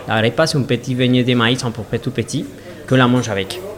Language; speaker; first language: French; non-native, learner; Spanish